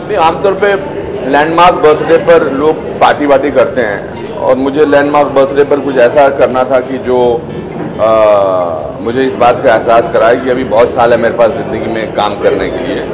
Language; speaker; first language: Hindi; native; Hindi